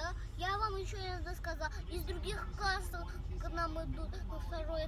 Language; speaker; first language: Russian; early bilingual, heritage; Russian